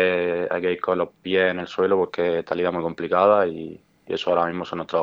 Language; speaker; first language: Spanish; native; Spanish